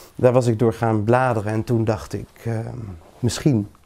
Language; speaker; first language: Dutch; early bilingual, other home language; Greek